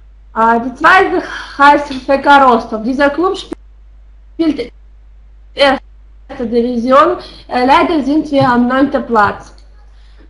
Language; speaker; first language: German; non-native, learner; Russian